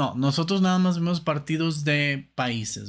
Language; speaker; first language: Spanish; non-native, fluent; German